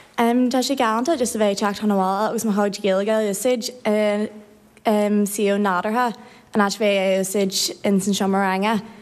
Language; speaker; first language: Irish; non-native, local second language; English